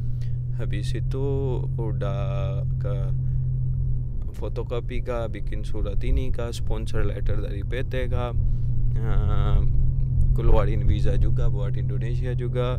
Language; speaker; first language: Indonesian; non-native, fluent; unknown